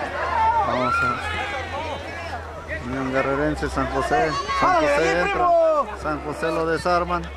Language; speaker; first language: Spanish; native; Spanish